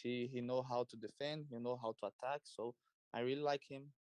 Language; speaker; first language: English; non-native, learner; Portuguese